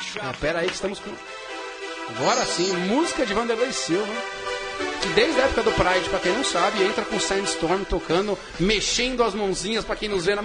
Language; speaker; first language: Portuguese; native; Portuguese